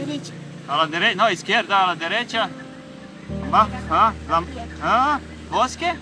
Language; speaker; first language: Spanish; non-native, learner; Serbian